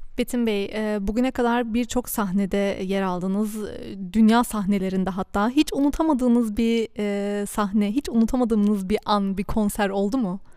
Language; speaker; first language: Turkish; early bilingual, heritage; Turkish